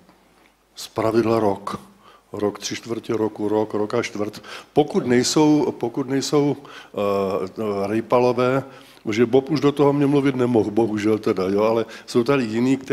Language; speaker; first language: Czech; native; Czech